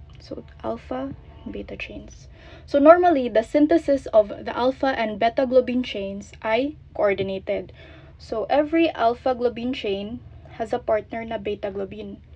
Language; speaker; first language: English; non-native, local second language; Filipino